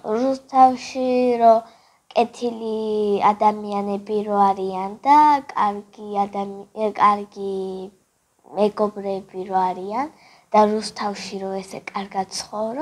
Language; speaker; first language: Georgian; early bilingual, other home language; Korean